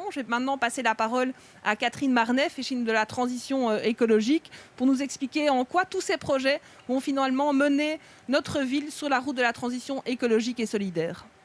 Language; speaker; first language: French; native; French